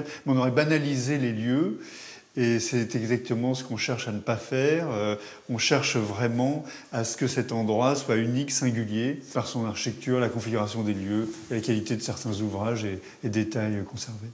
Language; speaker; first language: French; native; French